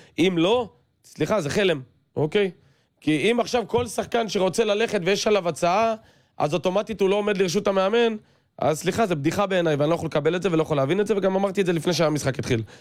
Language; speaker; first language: Hebrew; native; Hebrew